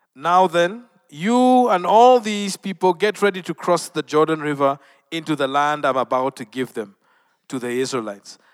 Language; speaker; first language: English; non-native, local second language; Luo (Kenya and Tanzania)